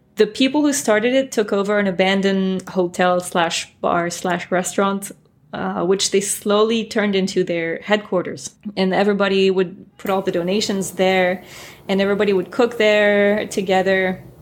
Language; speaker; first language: English; early bilingual, other home language; French